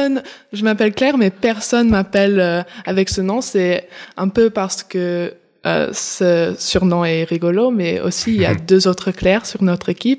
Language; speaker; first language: French; early bilingual, heritage; English